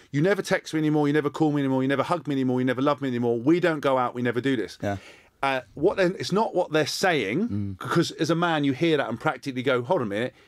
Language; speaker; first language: English; native; English